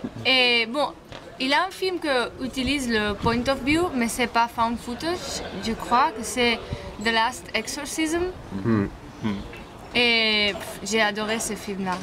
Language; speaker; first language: French; non-native, fluent; Spanish